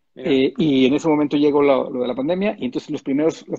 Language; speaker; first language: Spanish; native; Spanish